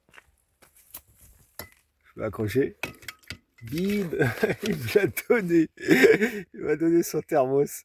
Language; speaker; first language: French; native; French